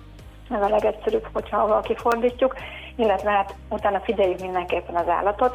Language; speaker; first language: Hungarian; native; Hungarian